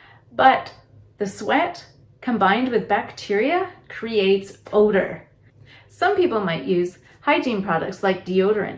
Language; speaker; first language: English; native; English